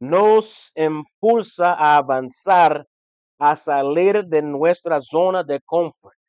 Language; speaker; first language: Spanish; non-native, fluent; English